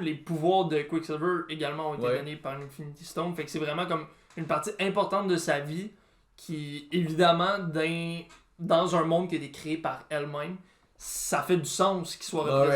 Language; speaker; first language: French; native; French